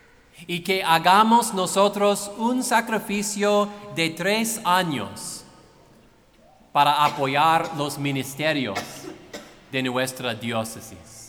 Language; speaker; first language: Spanish; non-native, fluent; English